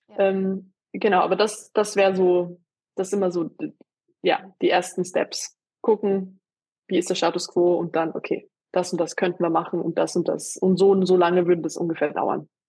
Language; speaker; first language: German; early bilingual, other home language; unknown